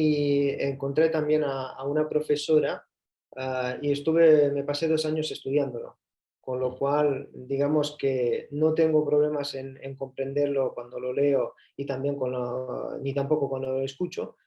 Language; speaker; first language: Spanish; early bilingual, heritage; Spanish